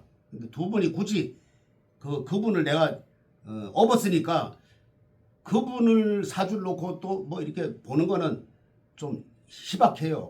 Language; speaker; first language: Korean; native; Korean